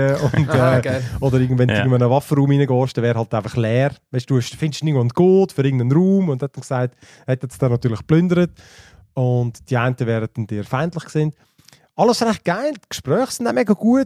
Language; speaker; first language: German; native; German